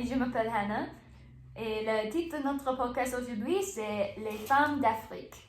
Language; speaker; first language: French; non-native, learner; English